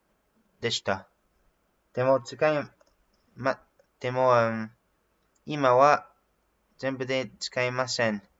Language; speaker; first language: Japanese; non-native, learner; English